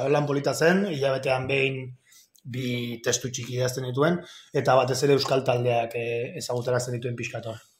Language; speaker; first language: Basque; non-native, local second language; Spanish